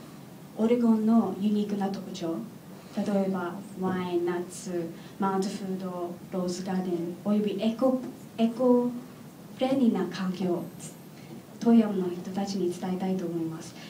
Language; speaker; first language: Japanese; non-native, learner; English